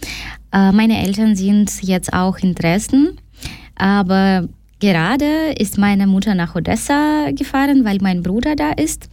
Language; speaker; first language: German; non-native, fluent; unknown